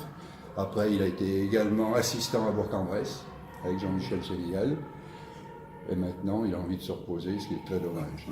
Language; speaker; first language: French; native; French